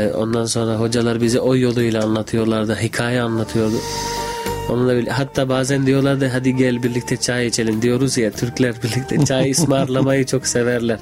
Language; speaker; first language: Turkish; non-native, fluent; Urdu